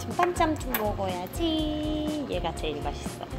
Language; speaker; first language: Korean; non-native, fluent; Spanish